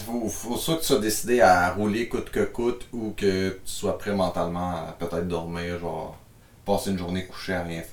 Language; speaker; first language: French; native; French